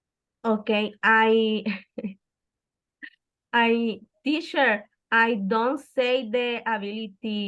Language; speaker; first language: English; non-native, learner; Spanish